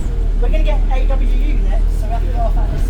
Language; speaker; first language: English; native; English